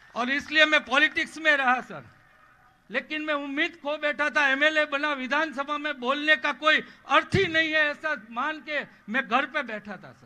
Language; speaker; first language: Hindi; non-native, local second language; Gujarati